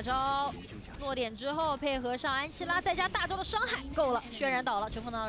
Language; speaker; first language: Chinese; native; Chinese